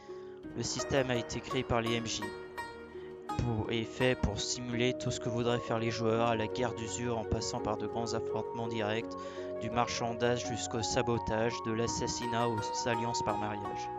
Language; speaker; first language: French; native; French